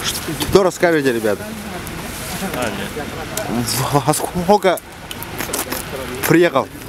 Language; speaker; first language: Russian; non-native, local second language; Yakut